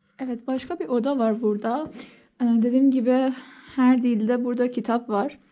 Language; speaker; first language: Turkish; non-native, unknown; Persian